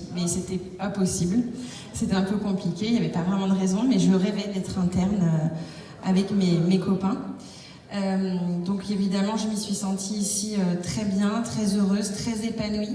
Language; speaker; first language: French; native; French